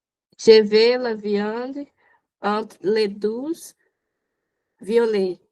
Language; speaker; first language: French; non-native, learner; Portuguese